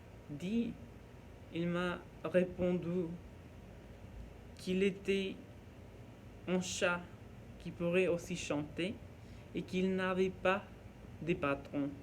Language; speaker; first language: French; non-native, learner; Norwegian